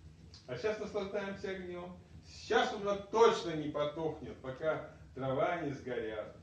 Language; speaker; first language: Russian; native; Russian